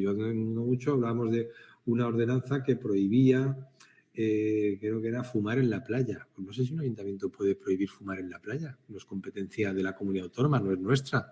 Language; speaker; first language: Spanish; native; Spanish